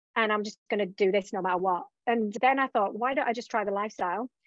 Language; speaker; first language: English; native; English